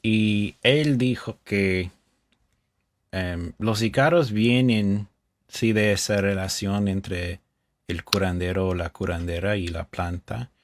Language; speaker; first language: Spanish; non-native, fluent; English